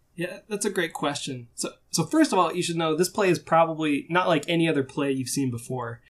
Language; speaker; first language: English; native; English